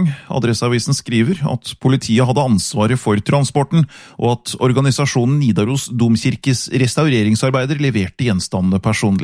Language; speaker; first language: Norwegian; native; Norwegian